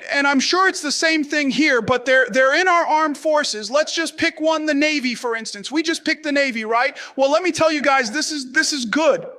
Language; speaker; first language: English; native; English